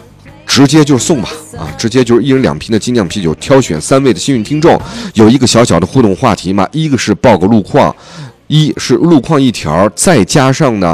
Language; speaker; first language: Chinese; native; Chinese